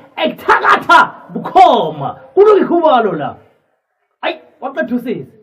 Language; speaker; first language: Zulu; native; Zulu